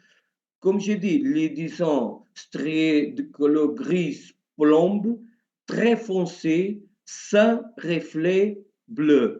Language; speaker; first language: French; non-native, learner; Portuguese